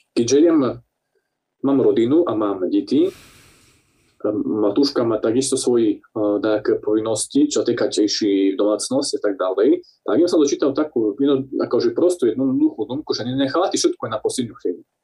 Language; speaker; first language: Slovak; non-native, local second language; Rusyn